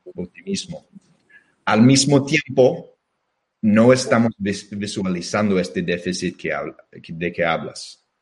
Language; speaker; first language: Spanish; non-native, fluent; English